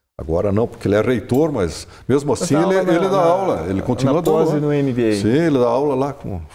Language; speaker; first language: Portuguese; non-native, local second language; German